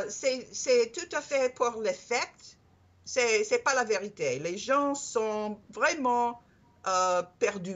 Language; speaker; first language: French; non-native, learner; English